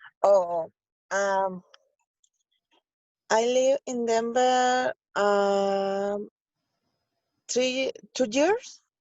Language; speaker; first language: English; non-native, learner; Spanish